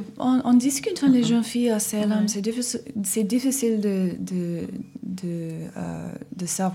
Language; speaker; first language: French; non-native, learner; English